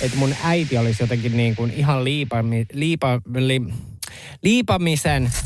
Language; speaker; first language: Finnish; native; Finnish